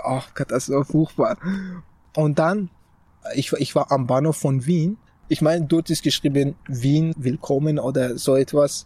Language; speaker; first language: German; non-native, fluent; Persian